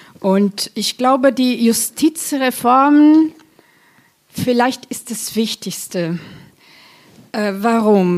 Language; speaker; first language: German; non-native, fluent; Italian